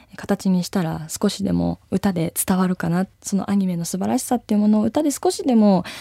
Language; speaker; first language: Japanese; native; Japanese